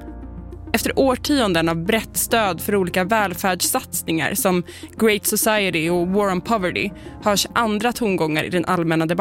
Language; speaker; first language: Swedish; native; Swedish